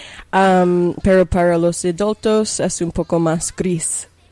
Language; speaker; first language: Spanish; non-native, learner; English